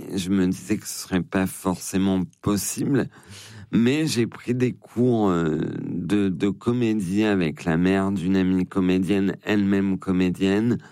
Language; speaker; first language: French; native; French